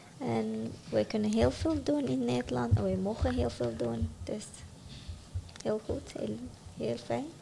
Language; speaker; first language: Dutch; non-native, learner; Arabic